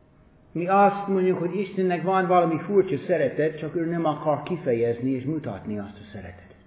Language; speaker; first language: Hungarian; non-native, fluent; English